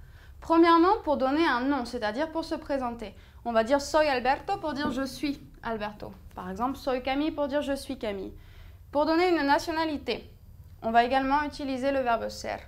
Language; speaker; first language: French; native; French